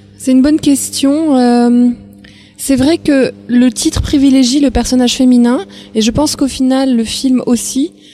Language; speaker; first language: French; native; French